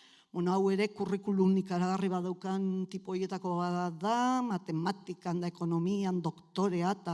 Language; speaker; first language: Basque; native; Basque